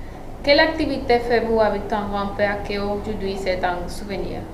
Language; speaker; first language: French; non-native, learner; Spanish